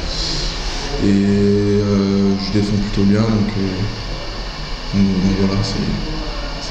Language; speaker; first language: French; native; French